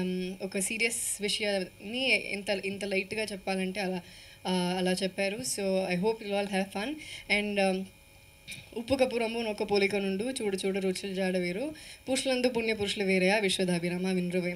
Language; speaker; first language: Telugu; non-native, fluent; Malayalam